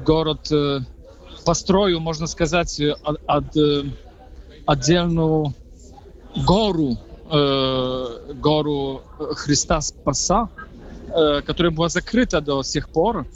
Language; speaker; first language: Russian; non-native, fluent; Polish